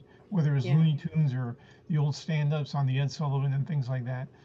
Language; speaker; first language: English; early bilingual, other home language; Spanish